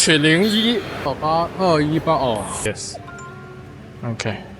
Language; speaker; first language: English; non-native, learner; Chinese